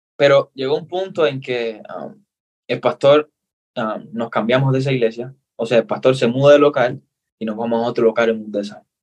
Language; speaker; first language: Spanish; native; Spanish